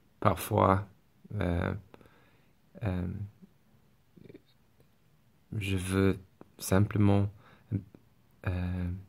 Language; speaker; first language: French; non-native, learner; English